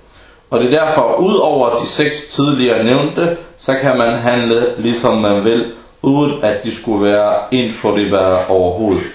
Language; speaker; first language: Danish; non-native, fluent; Arabic